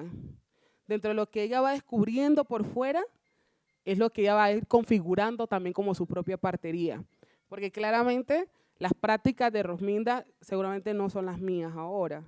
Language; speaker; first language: Spanish; native; Spanish